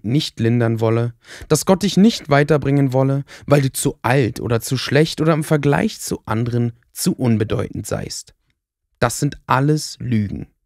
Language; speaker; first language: German; native; German